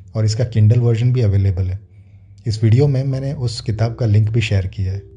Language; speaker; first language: Hindi; non-native, local second language; Gujarati